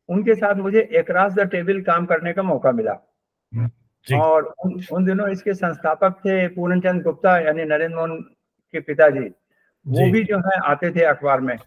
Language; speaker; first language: Hindi; native; Hindi